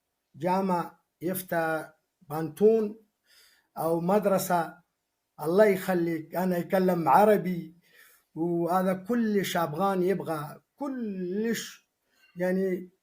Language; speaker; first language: Arabic; non-native, learner; Pashto